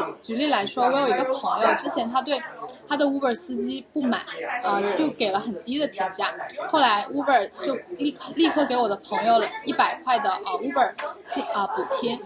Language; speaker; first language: Chinese; native; Chinese